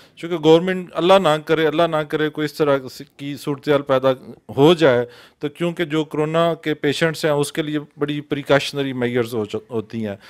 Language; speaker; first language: Urdu; non-native, local second language; Punjabi